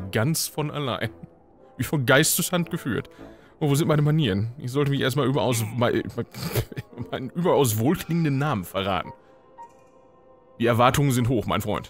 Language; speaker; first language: German; native; German